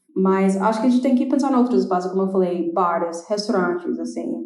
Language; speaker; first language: Portuguese; non-native, fluent; English